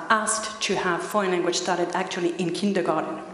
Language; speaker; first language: English; early bilingual, other home language; Spanish